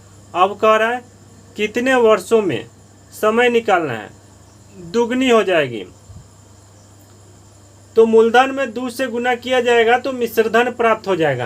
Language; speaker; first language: Hindi; native; Hindi